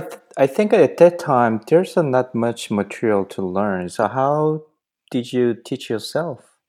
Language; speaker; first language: English; non-native, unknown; Korean